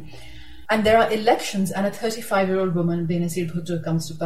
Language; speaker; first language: English; non-native, local second language; Urdu